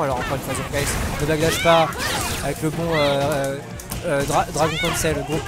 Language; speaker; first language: French; native; French